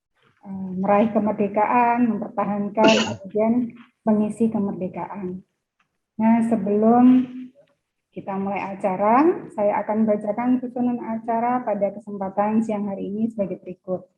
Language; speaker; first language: Indonesian; native; Indonesian